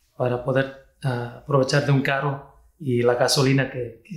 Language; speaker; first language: Spanish; early bilingual, heritage; Spanish